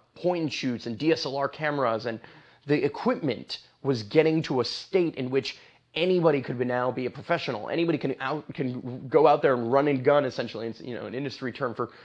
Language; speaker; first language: English; native; English